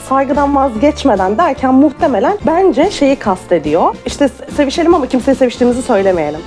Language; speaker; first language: Turkish; native; Turkish